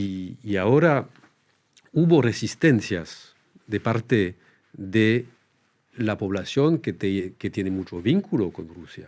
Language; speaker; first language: Spanish; non-native, fluent; French